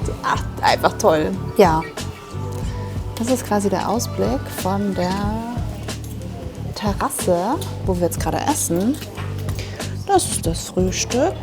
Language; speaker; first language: German; native; German